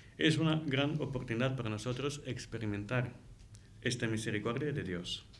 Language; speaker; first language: Spanish; non-native, fluent; Ukrainian